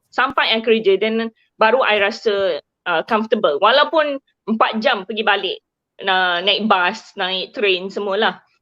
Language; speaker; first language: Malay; native; Malay